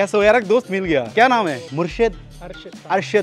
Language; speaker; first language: Hindi; non-native, learner; Bangla